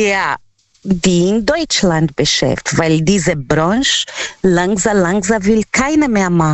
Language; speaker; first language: German; non-native, learner; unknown